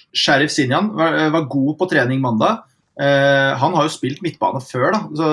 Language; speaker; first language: Norwegian; early bilingual, heritage; Norwegian